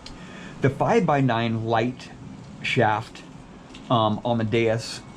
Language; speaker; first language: English; native; English